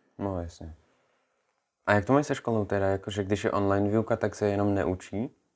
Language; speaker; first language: Czech; native; Czech